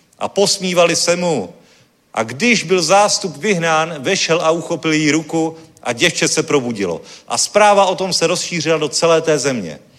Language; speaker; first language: Czech; native; Czech